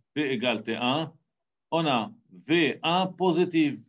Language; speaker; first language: French; non-native, local second language; Arabic